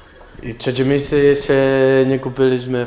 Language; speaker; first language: Polish; non-native, fluent; Spanish